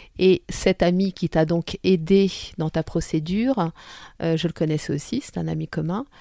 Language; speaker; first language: French; native; French